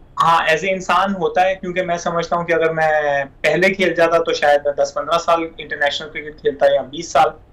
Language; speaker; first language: Hindi; non-native, local second language; Punjabi